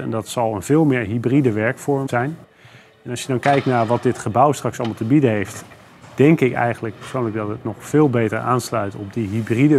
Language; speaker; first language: Dutch; native; Dutch